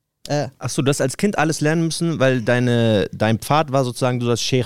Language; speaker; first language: German; native; German